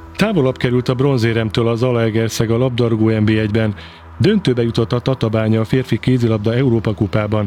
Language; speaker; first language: Hungarian; native; Hungarian